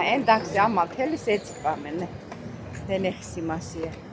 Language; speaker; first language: Greek; non-native, learner; Armenian